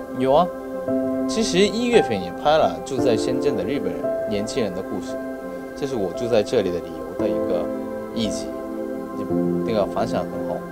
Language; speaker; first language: Chinese; non-native, fluent; Japanese